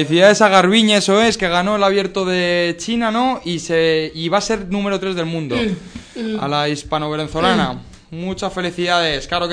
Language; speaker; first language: Spanish; native; Spanish